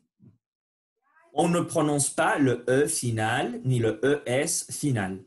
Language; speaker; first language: French; non-native, learner; Spanish